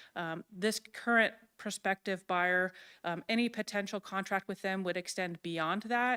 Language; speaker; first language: English; native; English